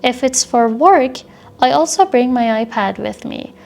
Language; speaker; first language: English; non-native, fluent; Persian